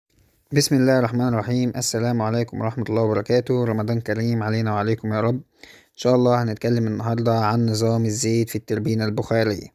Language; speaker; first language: Arabic; native; Arabic